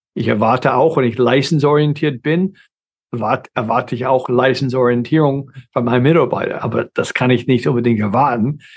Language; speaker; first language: German; non-native, fluent; English